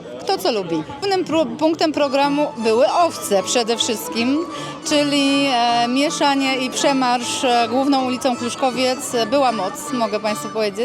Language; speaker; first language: Polish; native; Polish